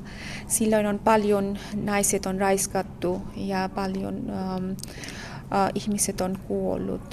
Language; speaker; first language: Finnish; non-native, fluent; Bangla